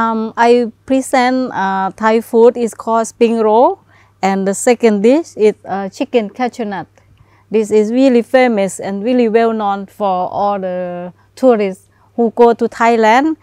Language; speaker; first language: English; non-native, learner; Thai